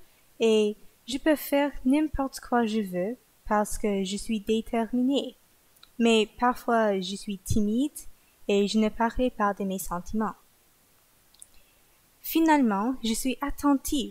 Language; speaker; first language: French; non-native, learner; English